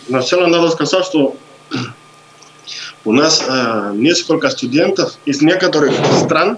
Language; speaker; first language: Russian; non-native, fluent; Spanish